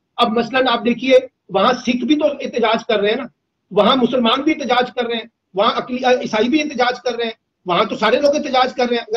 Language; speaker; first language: Urdu; native; Urdu